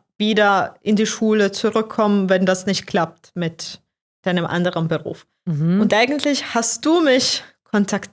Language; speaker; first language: German; non-native, fluent; Croatian